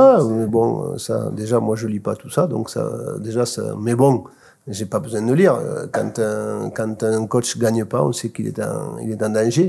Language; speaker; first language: French; native; French